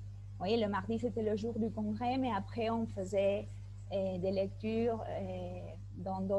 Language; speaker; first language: French; non-native, fluent; Spanish